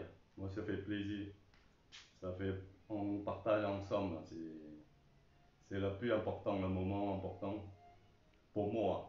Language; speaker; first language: French; non-native, learner; Chinese